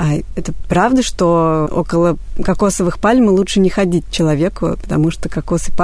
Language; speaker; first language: Russian; native; Russian